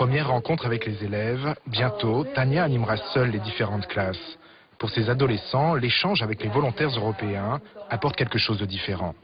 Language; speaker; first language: French; native; French